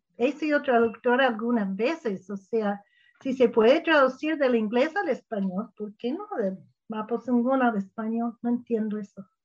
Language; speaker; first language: Spanish; non-native, fluent; English